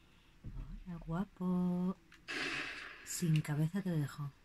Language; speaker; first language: Spanish; native; Spanish